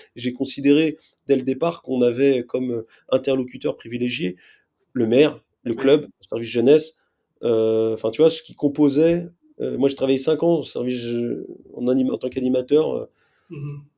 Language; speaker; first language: French; native; French